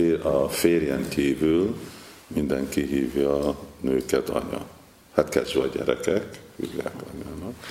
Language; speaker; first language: Hungarian; non-native, fluent; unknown